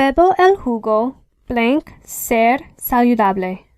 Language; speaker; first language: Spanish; non-native, fluent; English